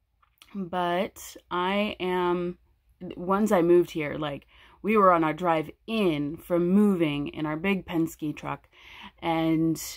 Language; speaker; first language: English; native; English